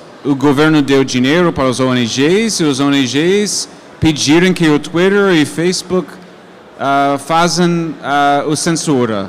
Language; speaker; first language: Portuguese; non-native, fluent; English